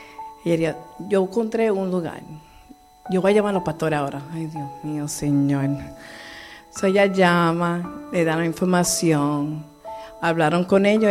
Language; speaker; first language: Spanish; early bilingual, heritage; Spanish